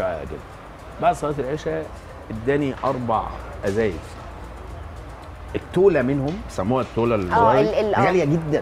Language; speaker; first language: Arabic; native; Arabic